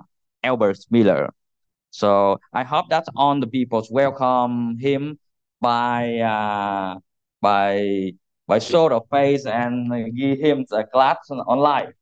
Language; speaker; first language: English; non-native, learner; Vietnamese